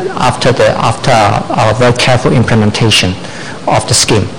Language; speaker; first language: English; non-native, local second language; Cantonese